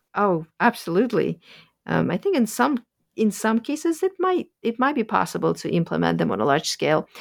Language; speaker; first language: English; early bilingual, other home language; Russian